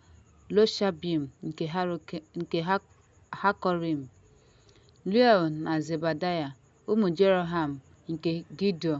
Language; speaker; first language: Igbo; native; Igbo